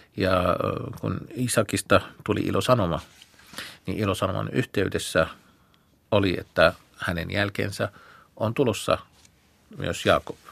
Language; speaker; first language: Finnish; non-native, fluent; Arabic